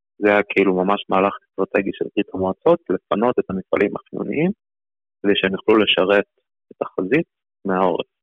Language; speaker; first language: Hebrew; early bilingual, other home language; Russian